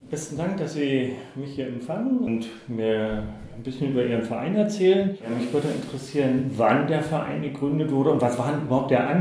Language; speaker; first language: German; native; German